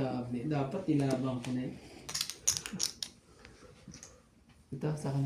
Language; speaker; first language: Filipino; native; Filipino